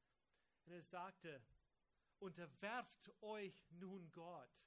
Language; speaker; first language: German; non-native, fluent; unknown